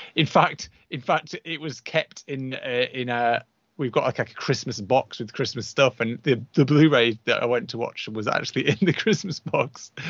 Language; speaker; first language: English; native; English